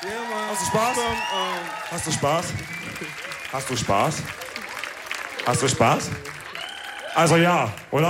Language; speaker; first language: German; early bilingual, other home language; Wolof